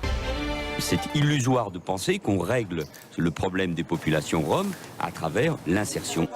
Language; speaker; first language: French; native; French